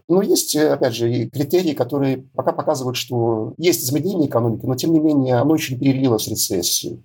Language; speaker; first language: Russian; native; Russian